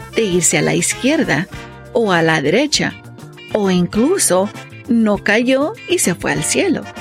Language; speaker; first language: Spanish; native; Spanish